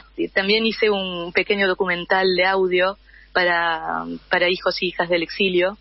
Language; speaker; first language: Spanish; early bilingual, heritage; Spanish